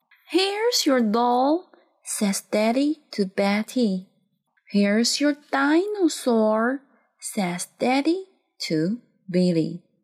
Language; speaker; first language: English; non-native, fluent; Chinese